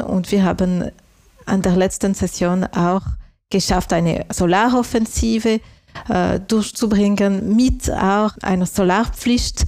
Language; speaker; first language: German; non-native, local second language; French